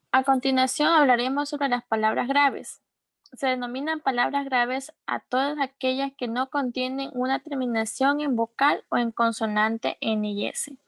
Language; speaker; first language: Spanish; native; Spanish